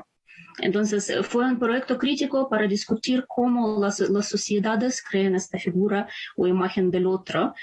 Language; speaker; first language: Spanish; non-native, fluent; Ukrainian